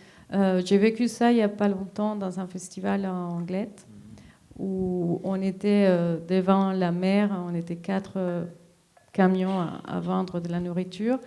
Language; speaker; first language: French; non-native, fluent; Spanish